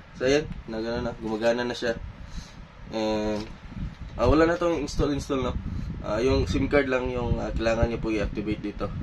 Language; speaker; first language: Filipino; non-native, local second language; Cebuano